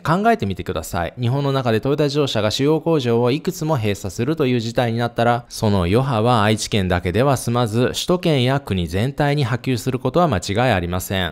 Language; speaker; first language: Japanese; native; Japanese